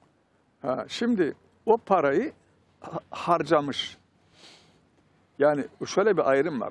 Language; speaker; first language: Turkish; native; Turkish